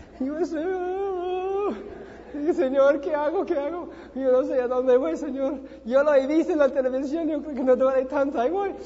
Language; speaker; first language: Spanish; non-native, fluent; English